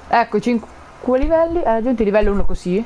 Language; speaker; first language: Italian; native; Italian